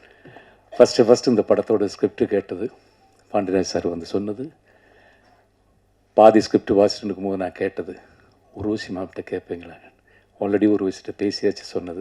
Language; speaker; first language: Tamil; non-native, local second language; Malayalam